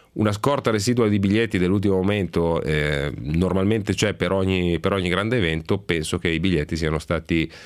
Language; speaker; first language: Italian; native; Italian